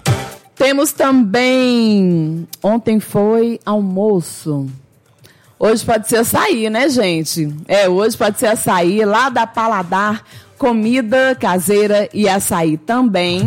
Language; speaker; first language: Portuguese; native; Portuguese